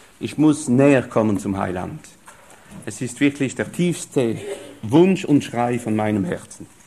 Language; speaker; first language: German; non-native, fluent; French